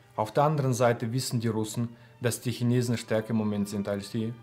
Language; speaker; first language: German; non-native, fluent; Russian